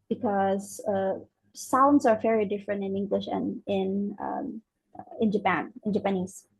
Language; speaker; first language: English; non-native, fluent; Indonesian